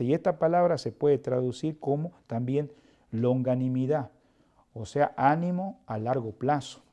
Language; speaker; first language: Spanish; native; Spanish